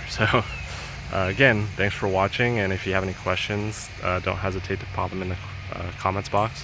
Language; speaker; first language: English; native; English